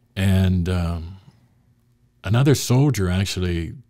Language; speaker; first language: English; native; English